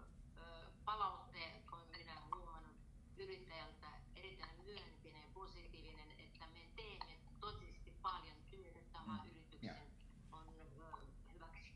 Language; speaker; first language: Finnish; non-native, learner; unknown